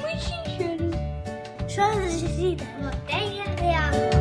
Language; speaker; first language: Galician; non-native, local second language; Spanish